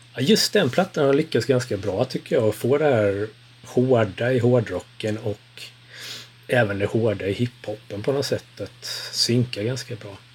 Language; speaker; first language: Swedish; early bilingual, other home language; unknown